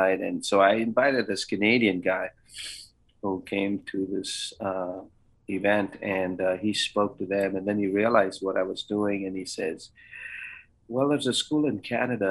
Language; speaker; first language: English; non-native, local second language; Kannada